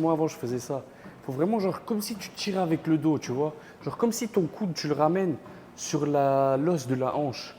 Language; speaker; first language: French; native; French